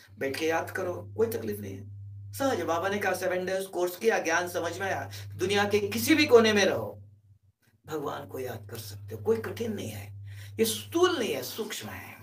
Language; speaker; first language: Hindi; native; Hindi